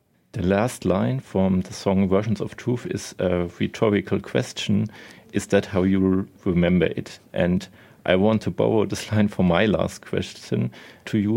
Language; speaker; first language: English; non-native, fluent; German